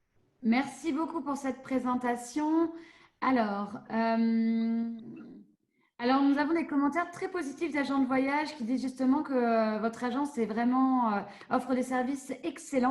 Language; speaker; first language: French; native; French